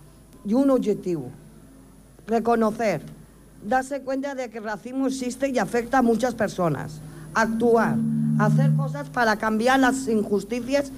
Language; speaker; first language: Catalan; non-native, local second language; Spanish